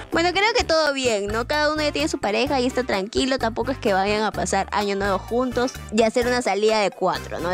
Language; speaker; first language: Spanish; native; Spanish